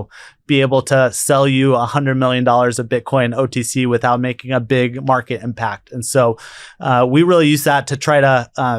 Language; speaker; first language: English; native; English